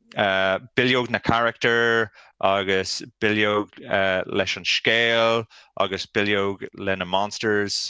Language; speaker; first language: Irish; non-native, learner; English